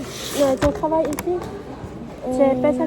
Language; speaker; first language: French; non-native, learner; Lao